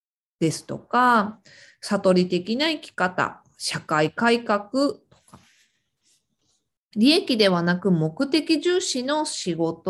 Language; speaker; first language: Japanese; native; Japanese